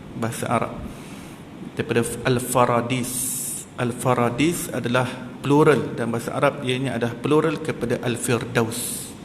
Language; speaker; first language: Malay; native; Malay